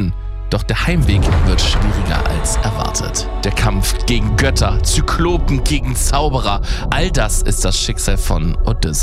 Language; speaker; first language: German; native; German